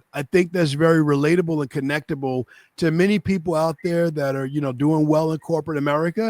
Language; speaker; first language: English; native; English